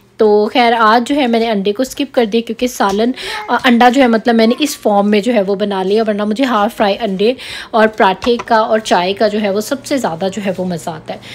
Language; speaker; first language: Urdu; native; Urdu